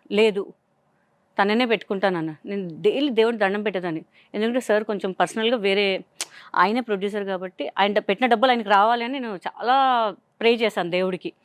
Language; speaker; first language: Telugu; non-native, local second language; Hindi